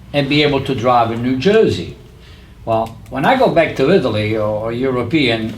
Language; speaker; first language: English; non-native, fluent; Italian